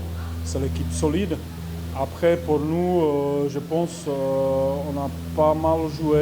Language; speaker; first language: French; non-native, fluent; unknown